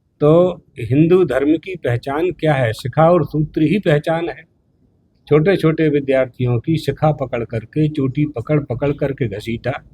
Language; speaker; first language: Hindi; native; Hindi